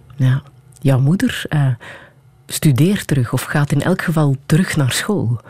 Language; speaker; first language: Dutch; native; Dutch